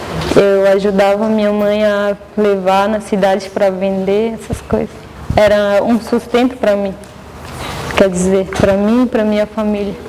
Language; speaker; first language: Portuguese; non-native, local second language; Guarani